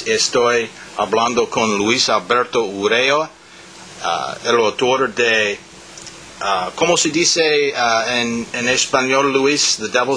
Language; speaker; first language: Spanish; non-native, learner; English